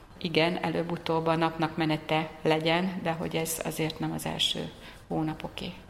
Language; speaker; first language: Hungarian; native; Hungarian